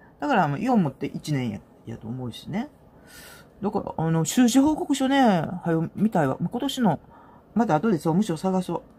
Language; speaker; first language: Japanese; native; Japanese